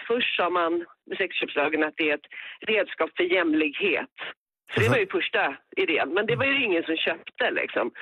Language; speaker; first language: Swedish; native; Swedish